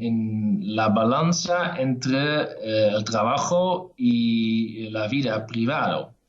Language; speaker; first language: Spanish; non-native, fluent; Dutch